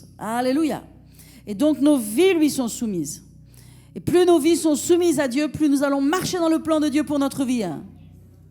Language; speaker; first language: French; native; French